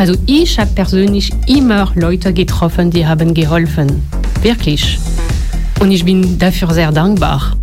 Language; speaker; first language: German; non-native, learner; French